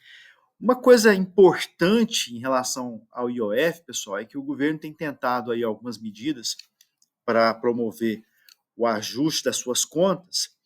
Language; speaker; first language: Portuguese; native; Portuguese